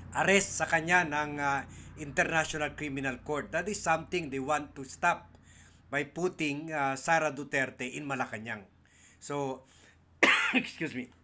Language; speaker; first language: Filipino; non-native, local second language; Chavacano